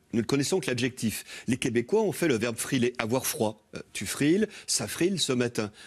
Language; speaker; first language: French; native; French